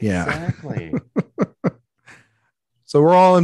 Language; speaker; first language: English; native; English